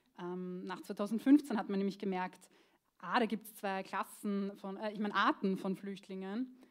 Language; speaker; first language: German; early bilingual, other home language; Croatian